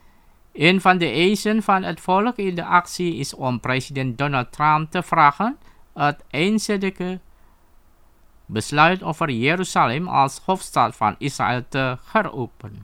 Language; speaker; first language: Dutch; non-native, fluent; Indonesian